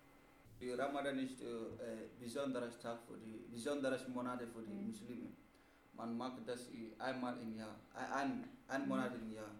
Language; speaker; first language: German; non-native, learner; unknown